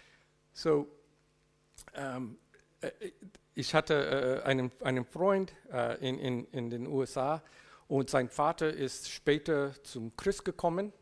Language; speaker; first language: German; non-native, learner; English